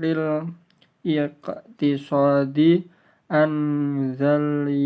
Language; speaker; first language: Arabic; non-native, learner; Indonesian